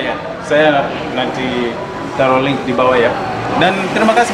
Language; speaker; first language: Indonesian; non-native, fluent; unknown